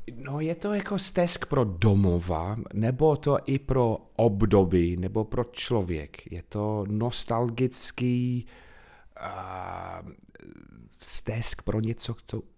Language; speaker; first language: Czech; non-native, fluent; English